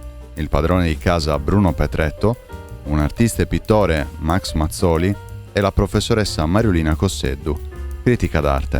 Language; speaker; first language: Italian; native; Italian